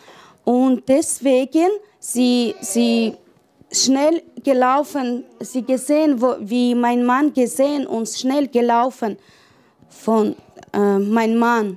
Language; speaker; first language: German; non-native, learner; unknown